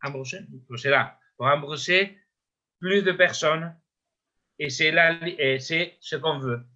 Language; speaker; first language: French; non-native, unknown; Spanish